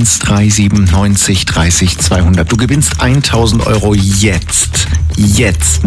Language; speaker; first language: German; native; German